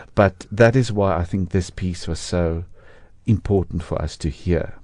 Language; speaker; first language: English; non-native, local second language; Afrikaans